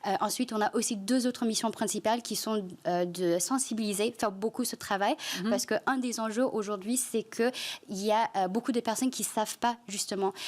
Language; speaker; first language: French; non-native, fluent; Chinese